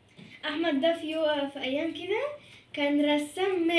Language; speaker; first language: Arabic; native; Arabic